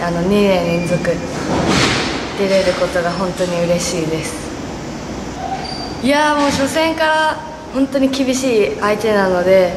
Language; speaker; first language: Japanese; native; Japanese